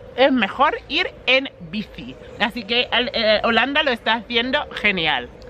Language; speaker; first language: Spanish; non-native, fluent; English